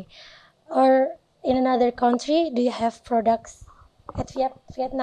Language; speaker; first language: English; non-native, learner; Indonesian